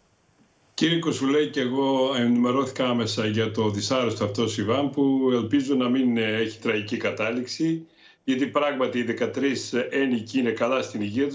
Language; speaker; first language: Greek; native; Greek